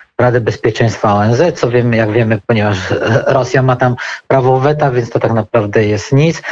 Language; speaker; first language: Polish; native; Polish